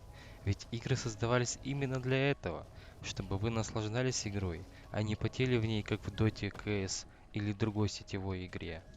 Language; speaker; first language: Russian; native; Russian